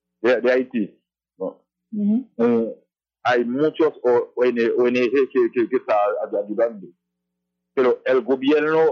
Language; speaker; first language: Spanish; non-native, fluent; Haitian Creole